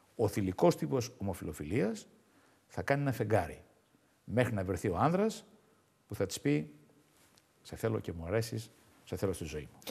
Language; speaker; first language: Greek; native; Greek